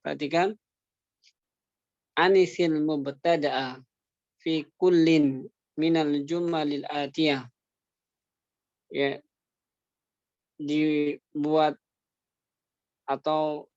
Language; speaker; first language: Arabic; non-native, fluent; Indonesian